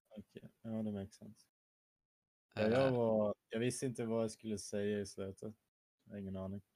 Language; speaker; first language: Swedish; non-native, fluent; German